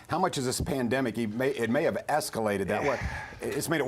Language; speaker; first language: English; native; English